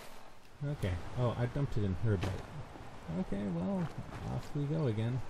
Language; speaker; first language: English; native; English